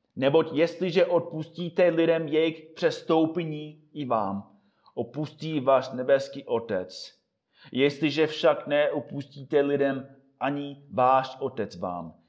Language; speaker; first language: Czech; non-native, fluent; English